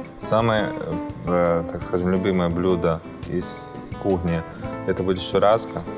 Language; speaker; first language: Russian; non-native, fluent; Portuguese